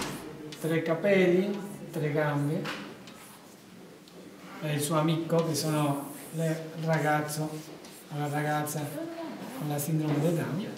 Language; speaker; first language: Italian; non-native, learner; Spanish